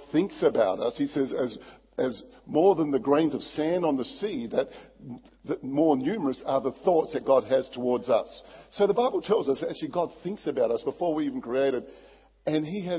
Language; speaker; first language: English; native; English